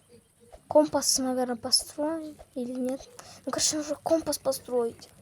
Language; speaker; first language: Russian; native; Russian